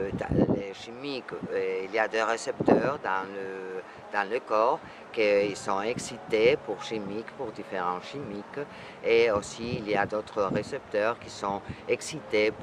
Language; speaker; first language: French; non-native, fluent; Spanish